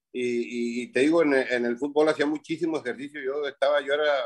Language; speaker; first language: Spanish; native; Spanish